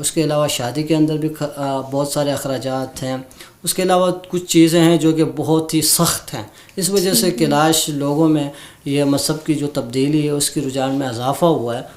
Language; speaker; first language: Urdu; non-native, local second language; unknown